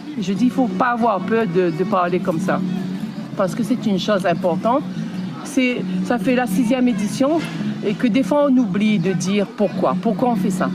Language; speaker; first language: French; native; French